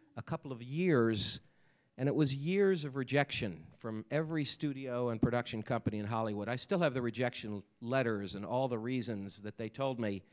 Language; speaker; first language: English; native; English